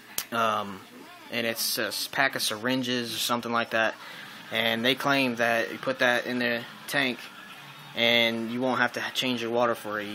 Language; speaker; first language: English; native; English